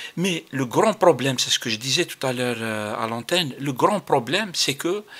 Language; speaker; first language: French; non-native, local second language; Arabic